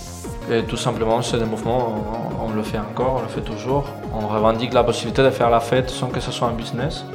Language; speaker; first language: French; non-native, fluent; Spanish